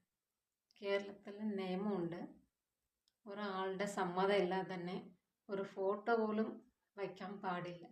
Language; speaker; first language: Malayalam; non-native, local second language; Tamil